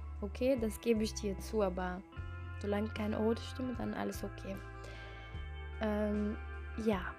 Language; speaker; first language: German; non-native, fluent; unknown